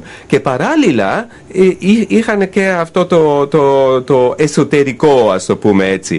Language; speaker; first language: Greek; non-native, fluent; German